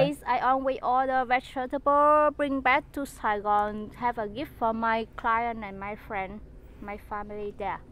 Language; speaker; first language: English; non-native, fluent; Vietnamese